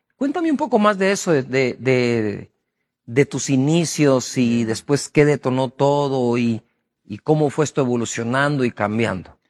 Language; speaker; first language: Spanish; native; Spanish